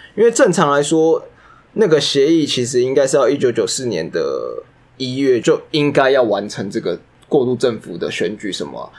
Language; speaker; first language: Chinese; native; Chinese